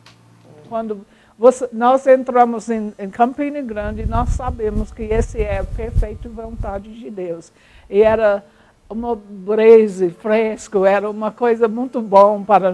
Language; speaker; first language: Portuguese; non-native, fluent; English